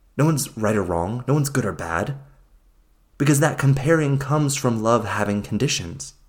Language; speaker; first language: English; native; English